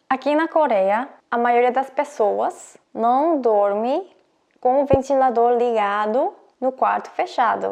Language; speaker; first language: Portuguese; non-native, fluent; Korean